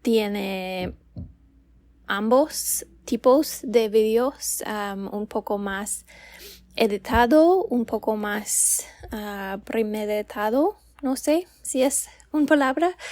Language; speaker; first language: Spanish; non-native, learner; English